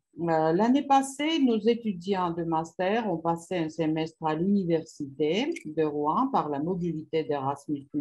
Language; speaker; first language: French; non-native, fluent; Georgian